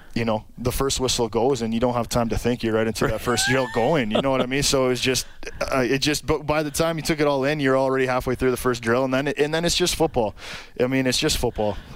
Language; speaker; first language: English; native; English